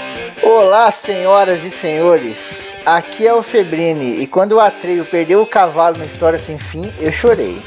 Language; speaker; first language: Portuguese; native; Portuguese